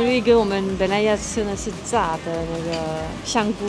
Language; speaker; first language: Chinese; non-native, fluent; French